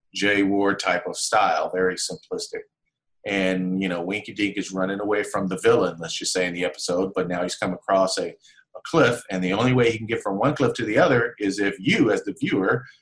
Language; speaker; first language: English; native; English